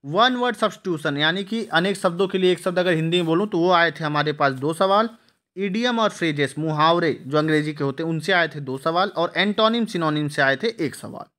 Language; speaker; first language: Hindi; native; Hindi